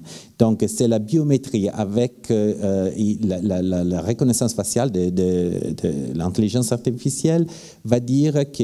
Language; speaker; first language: French; non-native, fluent; Italian